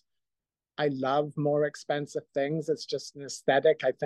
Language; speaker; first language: English; native; English